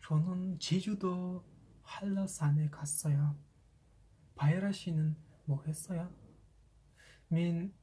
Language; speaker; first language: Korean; non-native, fluent; Kazakh